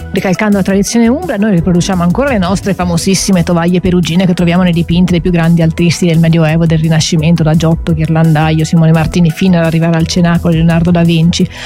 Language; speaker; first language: Italian; native; Italian